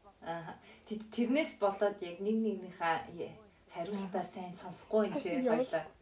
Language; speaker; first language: Mongolian; early bilingual, heritage; Mongolian